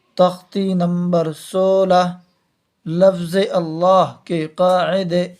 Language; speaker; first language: Urdu; native; Urdu